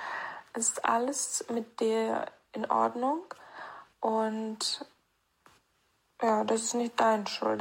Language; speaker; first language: German; non-native, fluent; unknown